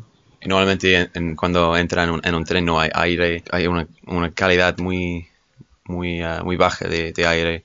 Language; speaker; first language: Spanish; non-native, fluent; English